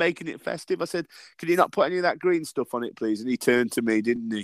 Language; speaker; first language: English; native; English